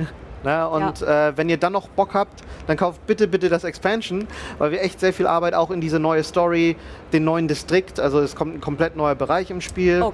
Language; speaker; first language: German; native; German